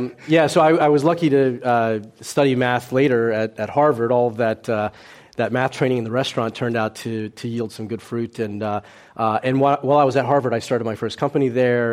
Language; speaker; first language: English; early bilingual, other home language; Cantonese